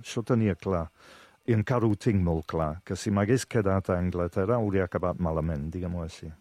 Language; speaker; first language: Catalan; non-native, fluent; English